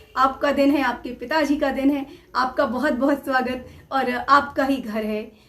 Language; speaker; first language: Hindi; native; Hindi